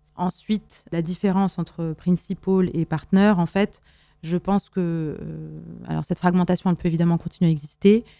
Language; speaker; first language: French; non-native, local second language; Arabic